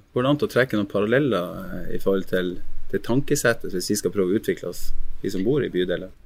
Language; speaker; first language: Norwegian; native; Norwegian